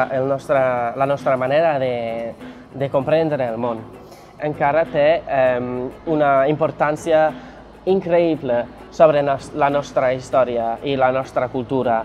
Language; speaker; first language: Catalan; non-native, fluent; English